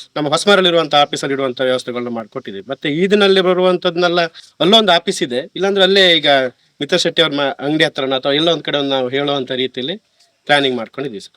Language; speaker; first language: Kannada; native; Kannada